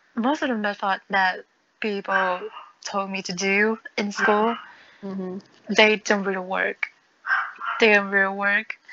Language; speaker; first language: English; non-native, fluent; Vietnamese